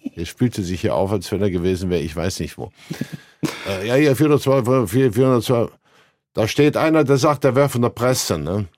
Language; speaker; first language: German; native; German